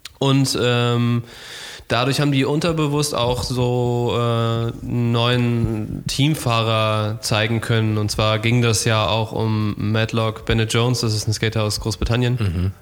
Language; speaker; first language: German; native; German